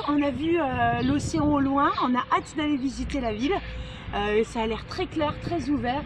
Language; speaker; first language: French; native; French